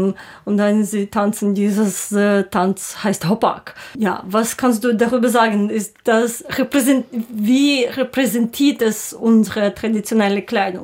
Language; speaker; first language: German; non-native, learner; Ukrainian